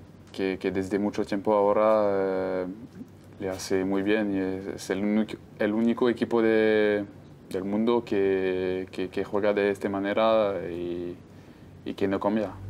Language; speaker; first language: Spanish; non-native, fluent; French